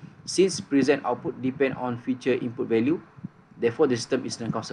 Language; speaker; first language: English; non-native, local second language; Malay